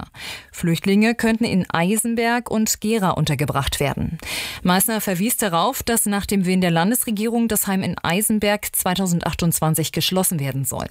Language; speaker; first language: German; native; German